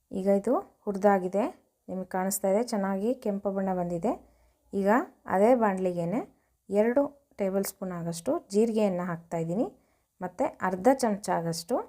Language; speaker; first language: Kannada; native; Kannada